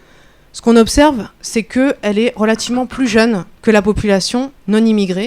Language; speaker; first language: French; native; French